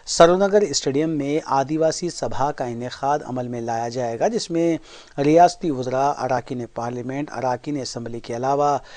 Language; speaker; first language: Urdu; native; Urdu